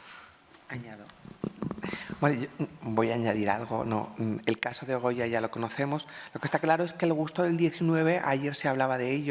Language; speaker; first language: Spanish; native; Spanish